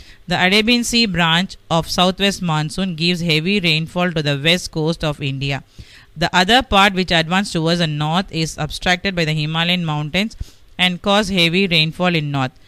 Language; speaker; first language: English; non-native, local second language; Tamil